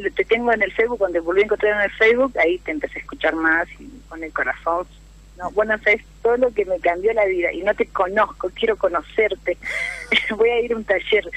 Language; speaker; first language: Spanish; native; Spanish